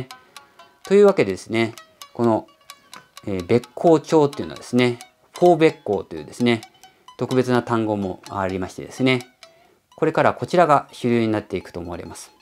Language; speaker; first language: Japanese; native; Japanese